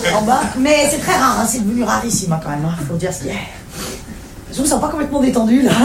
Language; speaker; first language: French; native; French